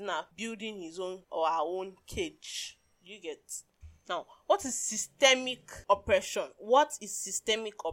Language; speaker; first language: English; non-native, local second language; Yoruba